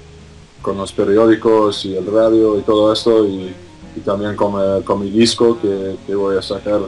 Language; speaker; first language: Spanish; non-native, fluent; English